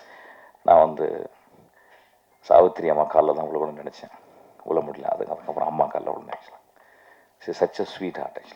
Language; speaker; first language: Tamil; native; Tamil